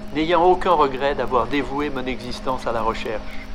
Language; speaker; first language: French; native; French